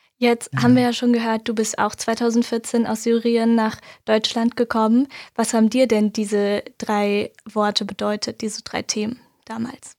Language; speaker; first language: German; native; German